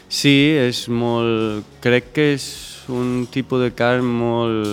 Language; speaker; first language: Catalan; non-native, local second language; Spanish